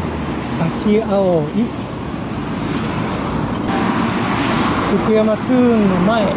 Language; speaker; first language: Japanese; native; Japanese